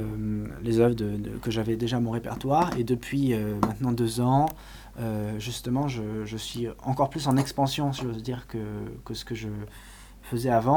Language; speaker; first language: French; native; French